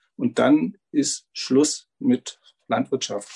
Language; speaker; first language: German; native; German